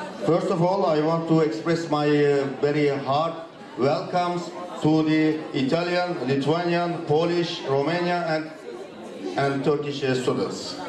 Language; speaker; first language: English; non-native, fluent; Turkish